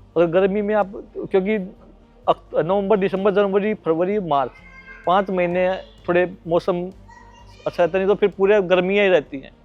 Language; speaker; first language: Hindi; native; Hindi